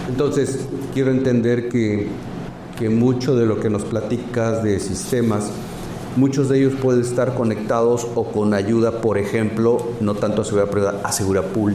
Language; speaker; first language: Spanish; native; Spanish